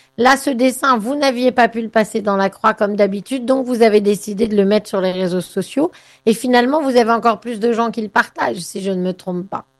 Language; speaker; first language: French; native; French